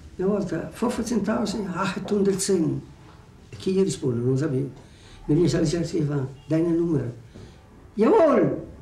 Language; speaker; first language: Italian; native; Italian